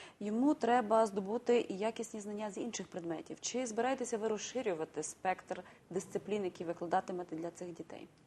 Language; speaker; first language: Ukrainian; native; Ukrainian